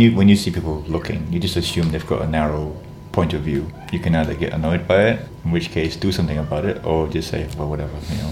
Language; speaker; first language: English; native; English